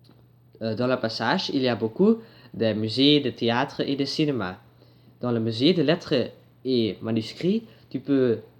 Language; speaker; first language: French; non-native, learner; Dutch